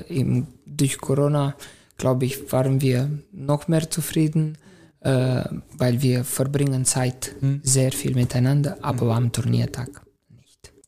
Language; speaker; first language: German; non-native, fluent; Romanian